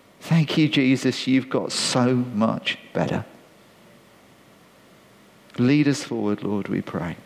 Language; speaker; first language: English; native; English